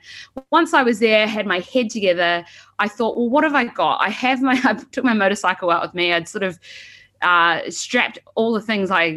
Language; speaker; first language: English; native; English